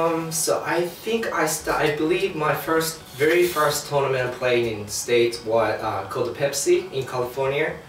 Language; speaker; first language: English; non-native, fluent; Japanese